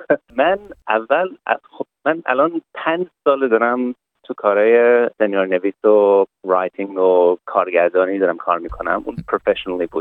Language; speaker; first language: Persian; early bilingual, heritage; Persian